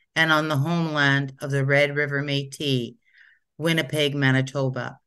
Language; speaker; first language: English; native; English